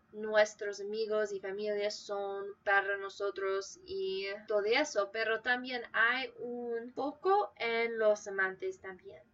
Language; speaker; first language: Spanish; non-native, fluent; English